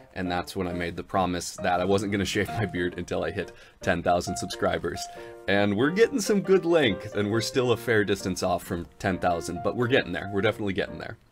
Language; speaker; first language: English; native; English